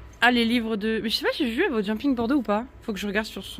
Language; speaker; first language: French; native; French